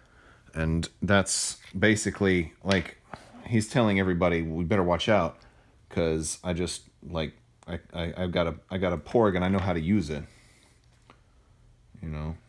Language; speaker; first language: English; native; English